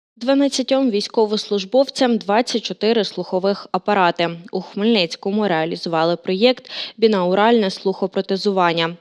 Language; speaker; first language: Ukrainian; native; Ukrainian